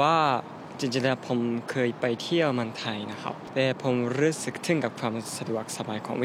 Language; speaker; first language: Thai; non-native, learner; Japanese